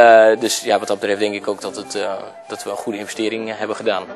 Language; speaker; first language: Dutch; native; Dutch